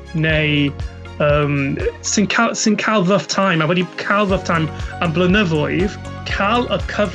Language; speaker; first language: Welsh; non-native, local second language; English